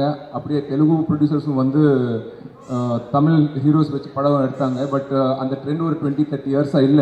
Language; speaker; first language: Tamil; non-native, local second language; Telugu